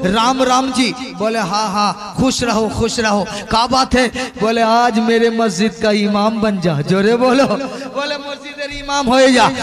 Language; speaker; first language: Bangla; non-native, local second language; Urdu